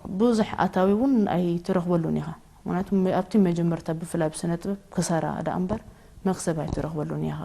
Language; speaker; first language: Tigrinya; early bilingual, heritage; Tigrinya